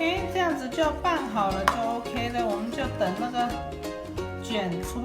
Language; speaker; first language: Chinese; early bilingual, heritage; Chinese